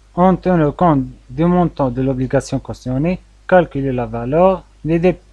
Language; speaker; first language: French; non-native, local second language; Arabic